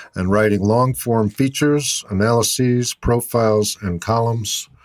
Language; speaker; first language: English; native; English